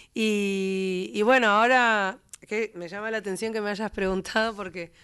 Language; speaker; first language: Spanish; native; Spanish